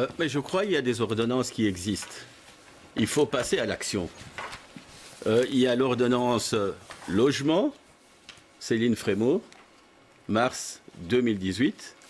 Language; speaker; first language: French; non-native, local second language; Lingala